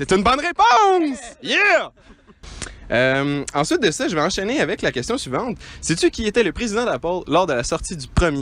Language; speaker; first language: French; native; French